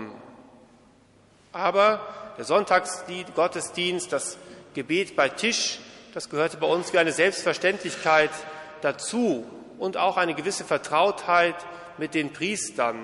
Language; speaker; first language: German; native; German